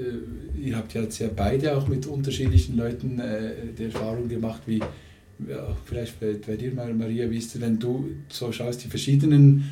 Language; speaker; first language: German; native; German